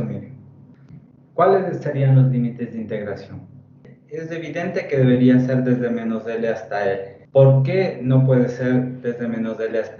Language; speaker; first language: Spanish; native; Spanish